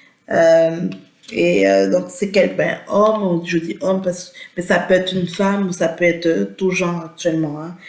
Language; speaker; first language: French; native; French